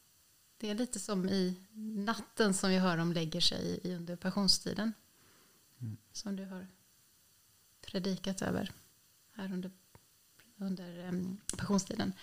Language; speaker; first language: Swedish; native; Swedish